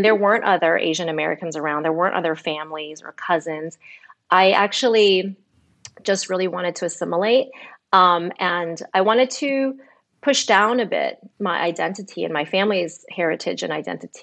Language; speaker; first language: English; native; English